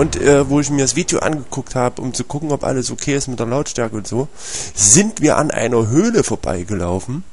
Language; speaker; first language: German; native; German